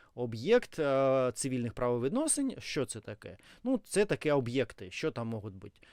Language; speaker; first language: Ukrainian; non-native, local second language; Russian